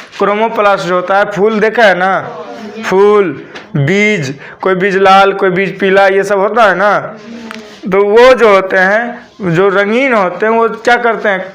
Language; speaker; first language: Hindi; native; Hindi